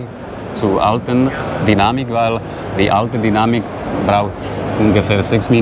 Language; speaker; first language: German; non-native, learner; Slovak